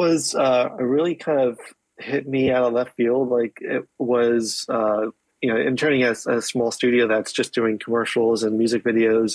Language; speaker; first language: English; native; English